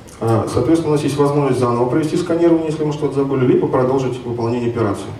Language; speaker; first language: Russian; native; Russian